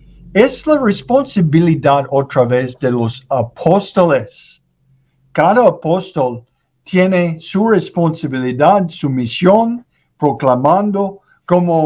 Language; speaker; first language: Spanish; non-native, learner; English